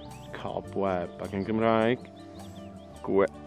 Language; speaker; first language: Welsh; native; Welsh